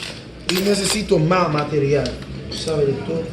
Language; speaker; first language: Spanish; non-native, learner; Haitian Creole